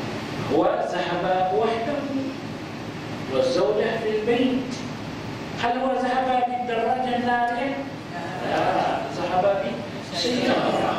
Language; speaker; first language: Arabic; non-native, fluent; Malay